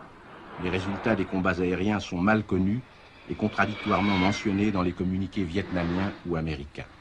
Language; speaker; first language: French; native; French